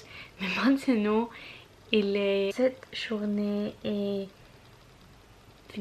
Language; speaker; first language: French; non-native, learner; Russian